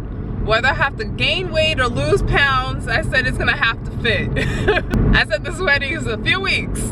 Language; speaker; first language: English; native; English